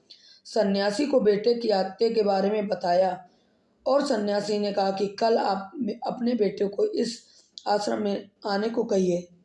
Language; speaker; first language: Hindi; native; Hindi